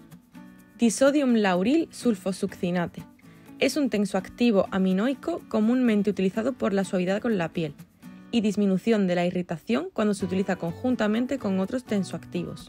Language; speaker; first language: Spanish; native; Spanish